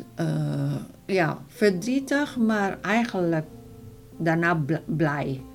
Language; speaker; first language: Dutch; non-native, fluent; Filipino